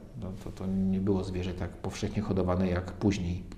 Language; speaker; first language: Polish; native; Polish